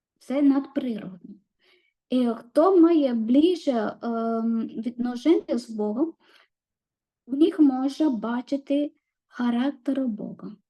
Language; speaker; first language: Ukrainian; non-native, learner; Malayalam